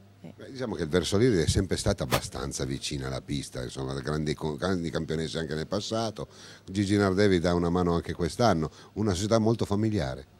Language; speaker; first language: Italian; native; Italian